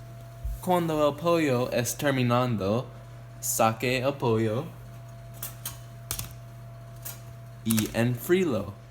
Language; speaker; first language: Spanish; non-native, learner; English